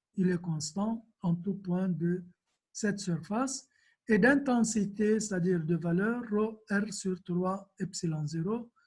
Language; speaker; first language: French; non-native, local second language; Arabic